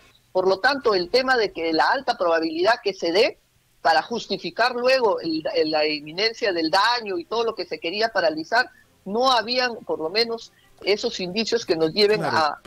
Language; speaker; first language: Spanish; native; Spanish